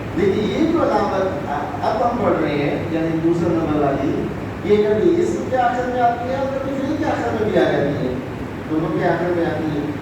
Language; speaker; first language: Urdu; native; Urdu